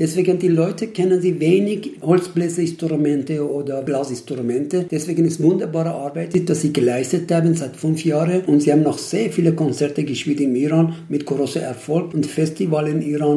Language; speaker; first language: German; non-native, fluent; Persian